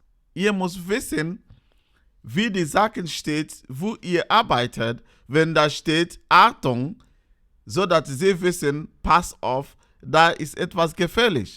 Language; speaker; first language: German; non-native, learner; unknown